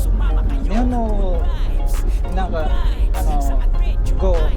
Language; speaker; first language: Japanese; non-native, learner; Filipino